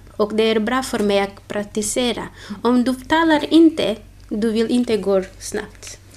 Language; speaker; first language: Swedish; non-native, learner; Portuguese